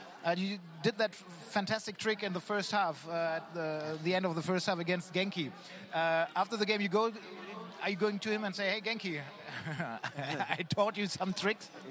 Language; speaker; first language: English; non-native, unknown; German